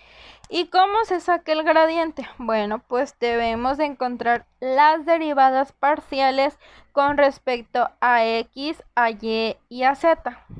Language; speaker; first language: Spanish; native; Spanish